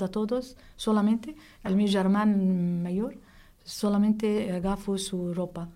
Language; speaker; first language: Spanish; non-native, learner; Arabic